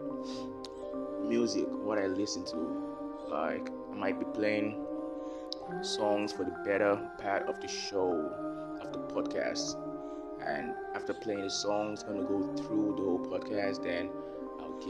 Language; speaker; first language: English; non-native, local second language; Yoruba